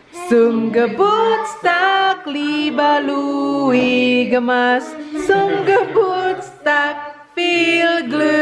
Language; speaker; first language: German; non-native, local second language; Indonesian